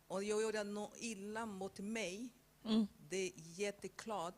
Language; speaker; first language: Swedish; non-native, fluent; Portuguese